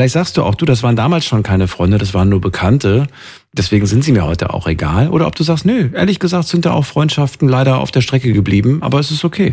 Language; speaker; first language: German; native; German